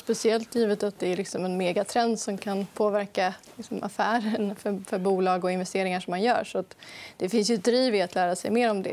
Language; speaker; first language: Swedish; native; Swedish